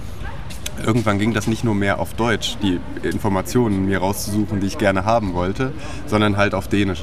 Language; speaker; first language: German; native; German